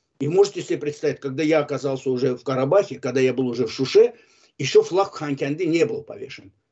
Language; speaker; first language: Russian; non-native, local second language; Azerbaijani